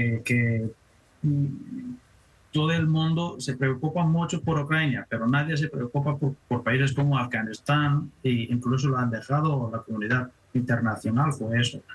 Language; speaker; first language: Spanish; non-native, fluent; Persian